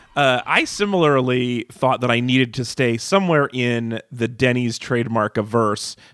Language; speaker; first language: English; native; English